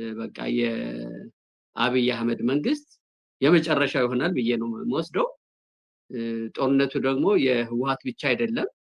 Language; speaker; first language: Amharic; non-native, local second language; Tigrinya